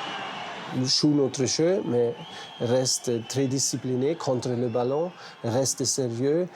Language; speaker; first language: French; non-native, fluent; German